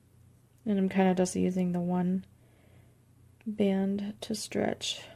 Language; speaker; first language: English; native; English